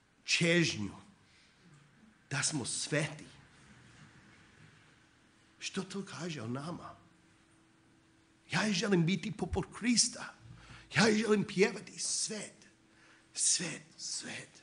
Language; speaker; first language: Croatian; non-native, fluent; English